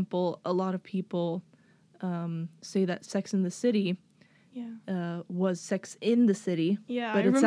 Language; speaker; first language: English; non-native, fluent; Swedish